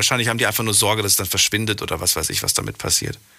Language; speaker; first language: German; native; German